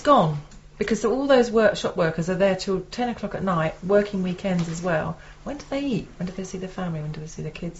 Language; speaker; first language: English; native; English